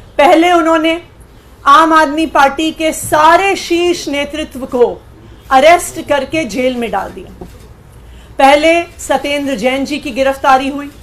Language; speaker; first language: Hindi; native; Hindi